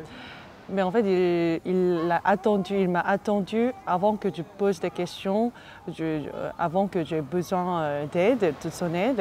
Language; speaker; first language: French; non-native, fluent; Korean